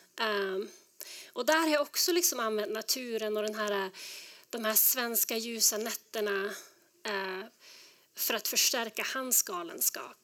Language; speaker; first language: Swedish; native; Swedish